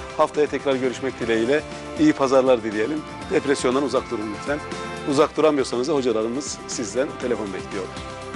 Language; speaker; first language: Turkish; native; Turkish